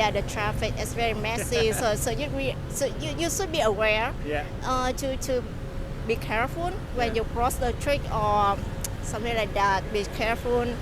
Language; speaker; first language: English; non-native, local second language; Vietnamese